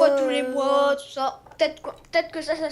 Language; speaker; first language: French; native; French